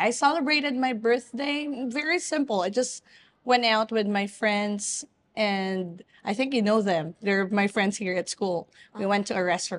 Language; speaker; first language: English; non-native, fluent; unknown